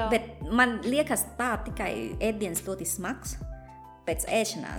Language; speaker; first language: Latvian; non-native, fluent; Thai